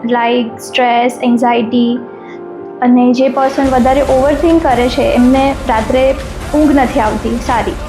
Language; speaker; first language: Gujarati; native; Gujarati